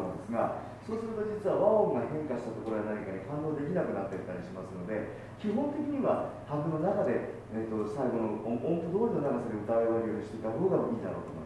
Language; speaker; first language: Japanese; native; Japanese